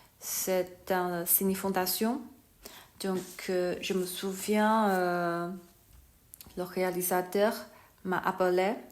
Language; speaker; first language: French; non-native, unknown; Chinese